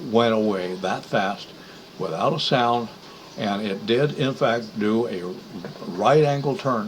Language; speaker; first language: English; native; English